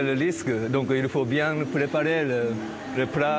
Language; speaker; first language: French; non-native, learner; Japanese